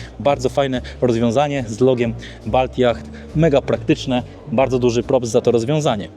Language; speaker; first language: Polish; native; Polish